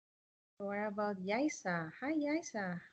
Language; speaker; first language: English; non-native, fluent; Spanish